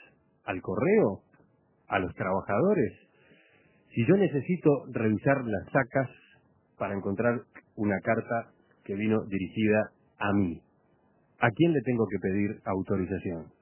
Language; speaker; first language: Spanish; native; Spanish